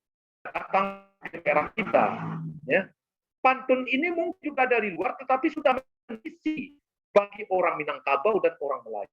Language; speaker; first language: Indonesian; native; Indonesian